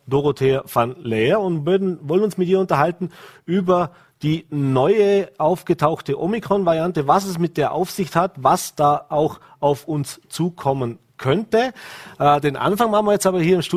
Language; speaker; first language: German; native; German